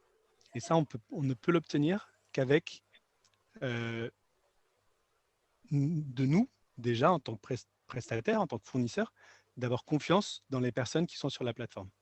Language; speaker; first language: French; native; French